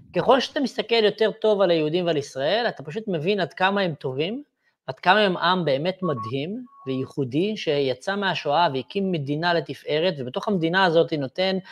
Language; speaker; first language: Hebrew; non-native, local second language; Arabic